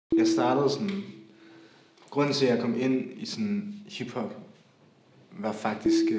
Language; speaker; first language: Danish; native; Danish